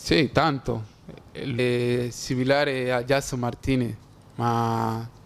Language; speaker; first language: Italian; non-native, fluent; Spanish